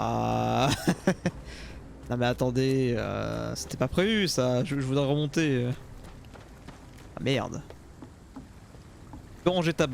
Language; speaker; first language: French; native; French